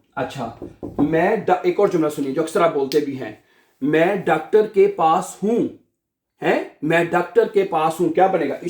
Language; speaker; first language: Urdu; native; Urdu